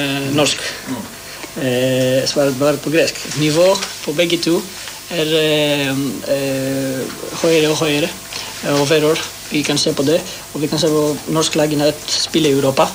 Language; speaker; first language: Norwegian; non-native, fluent; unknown